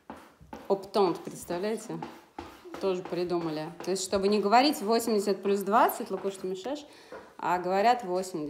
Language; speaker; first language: Russian; native; Russian